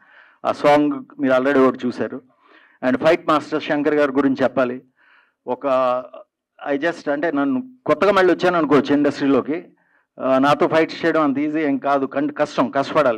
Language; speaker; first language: Telugu; native; Telugu